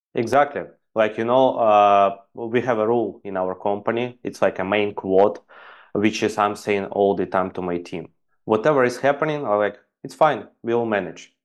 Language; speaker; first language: English; non-native, fluent; Ukrainian